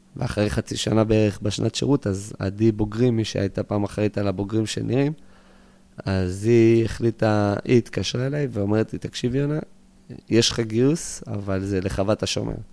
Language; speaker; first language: Hebrew; early bilingual, other home language; English